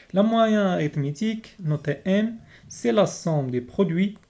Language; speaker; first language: French; non-native, local second language; Arabic